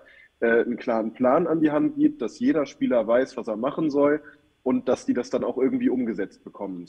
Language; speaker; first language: German; native; German